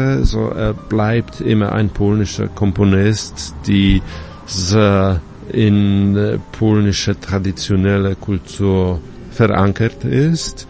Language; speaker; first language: German; non-native, fluent; Polish